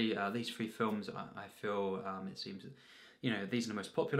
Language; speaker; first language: English; native; English